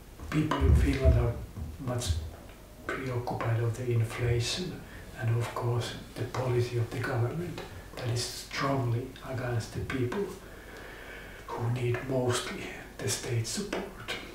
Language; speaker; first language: English; non-native, fluent; Finnish